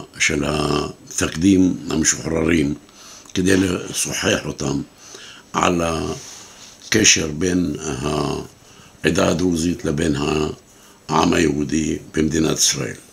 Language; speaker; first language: Hebrew; non-native, local second language; Arabic